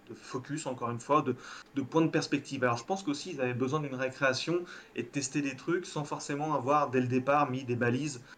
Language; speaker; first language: French; native; French